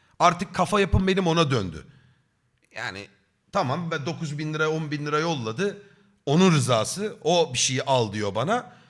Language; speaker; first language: Turkish; native; Turkish